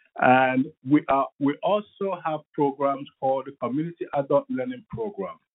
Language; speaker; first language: English; non-native, local second language; Igbo